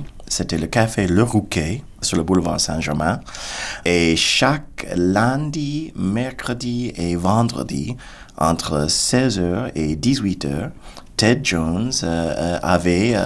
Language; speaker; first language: French; non-native, fluent; English